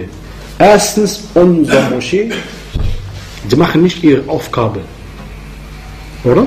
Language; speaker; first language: German; non-native, fluent; Arabic